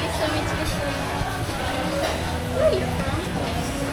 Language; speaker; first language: English; non-native, learner; Indonesian